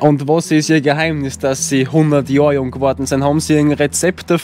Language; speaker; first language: German; native; German